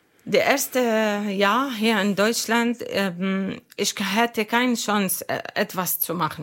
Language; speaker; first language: German; non-native, learner; Arabic